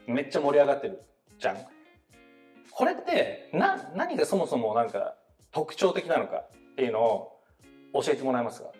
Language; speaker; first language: Japanese; native; Japanese